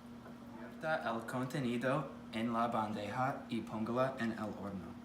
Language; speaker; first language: Spanish; non-native, learner; English